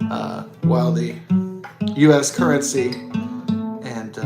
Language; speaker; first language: English; native; English